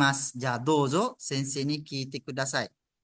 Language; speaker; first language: Japanese; non-native, fluent; Malay